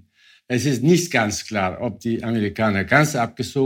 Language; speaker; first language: German; non-native, fluent; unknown